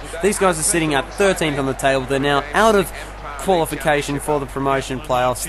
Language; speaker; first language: English; native; English